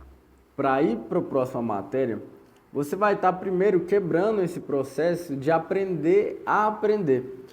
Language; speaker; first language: Portuguese; native; Portuguese